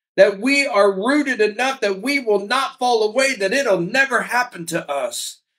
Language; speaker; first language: English; native; English